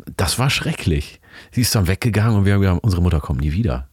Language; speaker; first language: German; early bilingual, other home language; Oromo